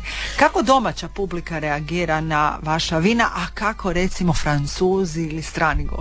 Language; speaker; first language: Serbian; native; Serbian